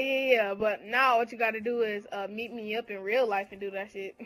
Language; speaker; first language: English; native; English